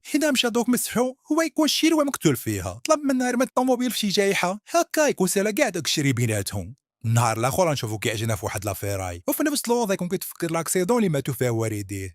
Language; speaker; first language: Arabic; native; Arabic